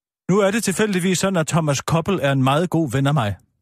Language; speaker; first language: Danish; native; Danish